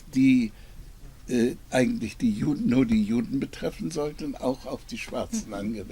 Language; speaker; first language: German; non-native, fluent; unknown